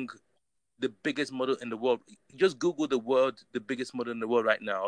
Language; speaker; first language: English; non-native, local second language; Yoruba